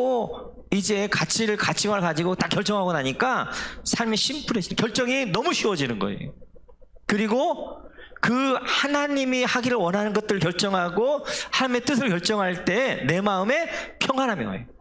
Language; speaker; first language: Korean; native; Korean